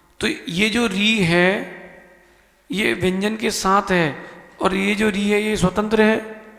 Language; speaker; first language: Hindi; native; Hindi